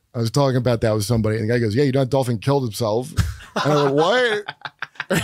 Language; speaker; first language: English; native; English